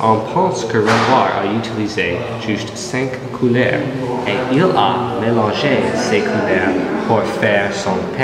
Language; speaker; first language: French; non-native, learner; English